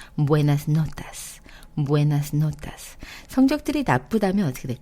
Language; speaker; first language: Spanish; non-native, fluent; Korean